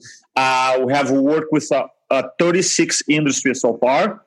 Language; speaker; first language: English; non-native, fluent; Portuguese